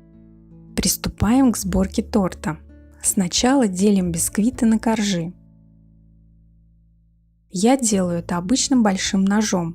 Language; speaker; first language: Russian; native; Russian